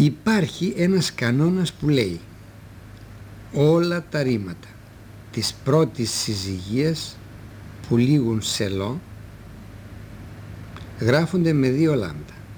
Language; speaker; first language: Greek; native; Greek